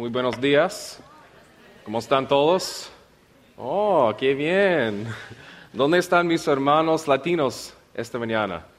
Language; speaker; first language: Spanish; non-native, learner; English